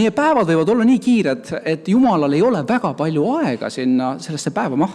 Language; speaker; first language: Estonian; native; Estonian